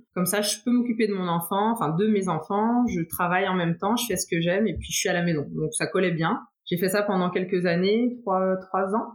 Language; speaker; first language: French; native; French